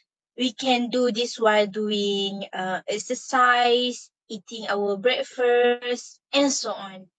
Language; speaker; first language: English; non-native, learner; Malay